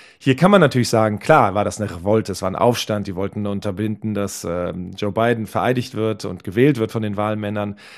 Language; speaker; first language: German; native; German